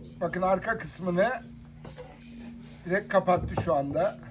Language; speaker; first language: Turkish; native; Turkish